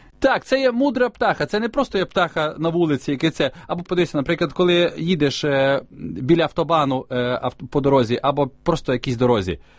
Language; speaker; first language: Ukrainian; native; Ukrainian